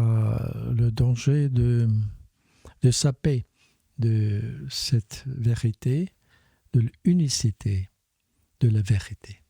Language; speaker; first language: French; non-native, fluent; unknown